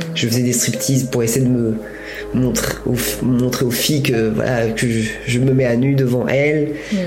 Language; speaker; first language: French; native; French